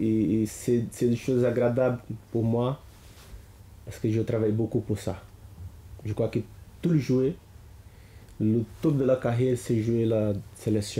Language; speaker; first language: French; non-native, learner; Portuguese